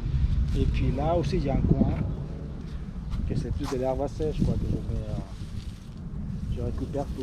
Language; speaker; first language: French; native; French